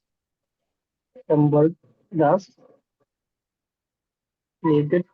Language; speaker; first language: German; non-native, learner; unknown